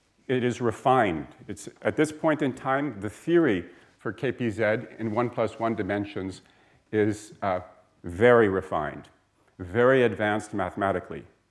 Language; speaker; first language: English; native; English